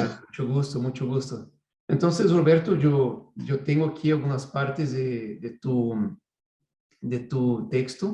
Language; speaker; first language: Spanish; non-native, fluent; Portuguese